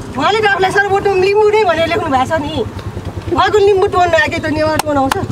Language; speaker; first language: Nepali; non-native, local second language; Newari